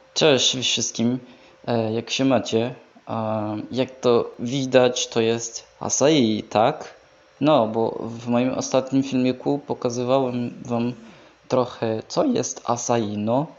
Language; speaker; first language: Polish; non-native, learner; Portuguese